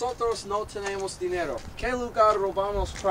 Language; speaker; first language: Spanish; non-native, learner; English